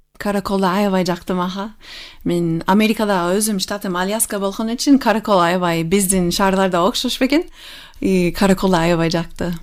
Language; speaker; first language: Kyrgyz; non-native, fluent; English